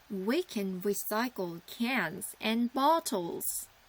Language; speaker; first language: English; non-native, fluent; Korean